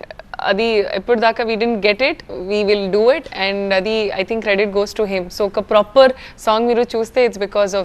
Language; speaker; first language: Telugu; non-native, fluent; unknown